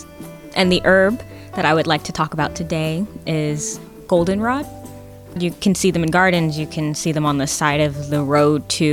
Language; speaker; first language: English; native; English